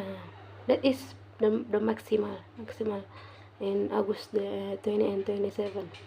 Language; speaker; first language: English; non-native, learner; Indonesian